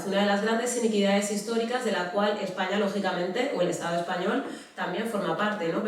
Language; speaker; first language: Spanish; native; Spanish